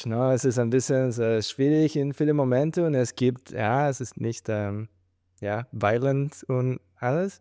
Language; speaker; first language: German; non-native, fluent; Spanish